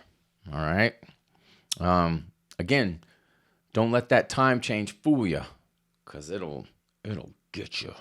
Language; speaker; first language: English; native; English